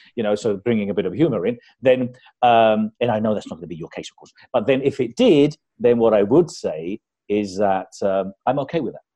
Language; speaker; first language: English; early bilingual, other home language; Spanish